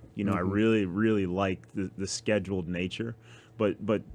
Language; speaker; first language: English; native; English